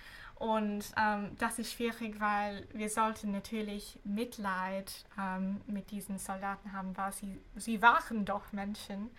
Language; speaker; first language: German; non-native, fluent; English